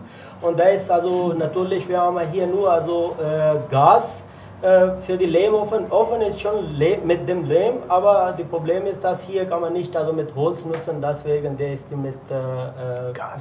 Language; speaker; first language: German; non-native, learner; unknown